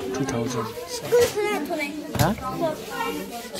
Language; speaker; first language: Hindi; non-native, local second language; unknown